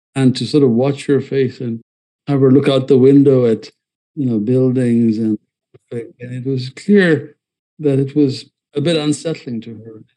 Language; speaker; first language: English; non-native, fluent; Malayalam